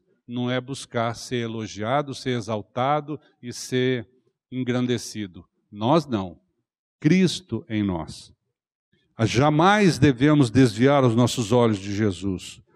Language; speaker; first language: Portuguese; native; Portuguese